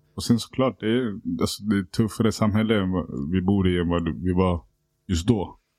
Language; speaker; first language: Swedish; native; Swedish